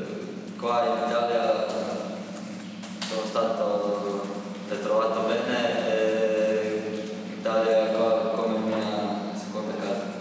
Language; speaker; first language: Italian; non-native, learner; Croatian